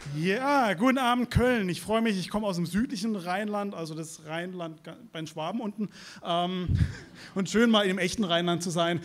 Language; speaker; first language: German; native; German